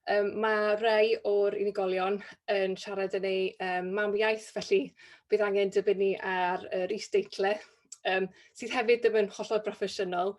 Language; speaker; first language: Welsh; native; Welsh